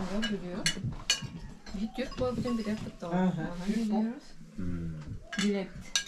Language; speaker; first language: Turkish; non-native, learner; Yakut